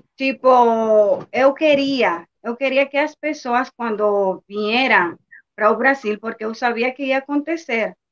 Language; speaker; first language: Portuguese; non-native, learner; Spanish